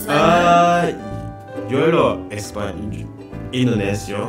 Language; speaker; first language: Spanish; non-native, learner; Indonesian